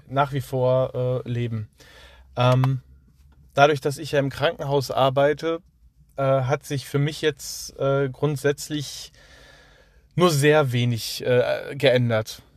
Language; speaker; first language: German; native; German